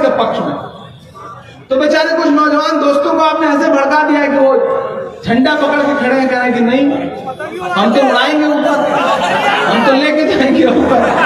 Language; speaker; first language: Hindi; native; Hindi